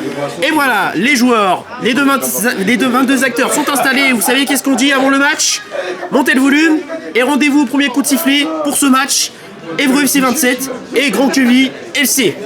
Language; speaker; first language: French; native; French